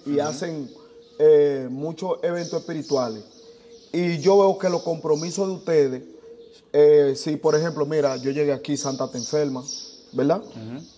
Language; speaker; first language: Spanish; native; Spanish